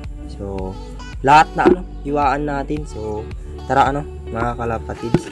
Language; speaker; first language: Filipino; native; Filipino